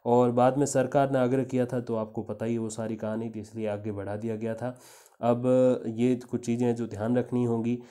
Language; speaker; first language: Hindi; native; Hindi